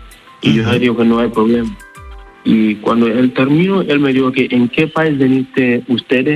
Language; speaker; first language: Spanish; non-native, learner; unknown